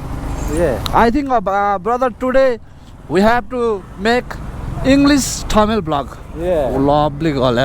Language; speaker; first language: English; non-native, learner; Nepali